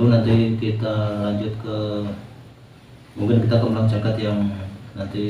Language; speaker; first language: Indonesian; native; Indonesian